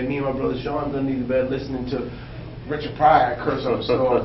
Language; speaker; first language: English; native; English